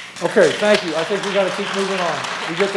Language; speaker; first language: English; native; English